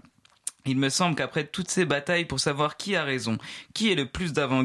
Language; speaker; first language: French; native; French